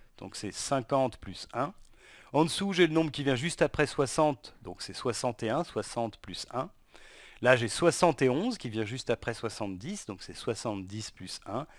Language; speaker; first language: French; native; French